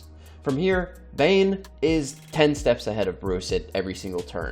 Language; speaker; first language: English; native; English